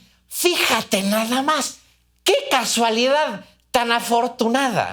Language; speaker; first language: Spanish; native; Spanish